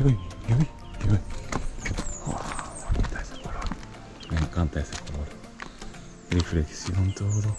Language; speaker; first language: Spanish; non-native, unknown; Japanese